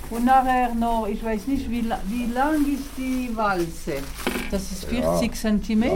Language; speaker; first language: German; non-native, local second language; French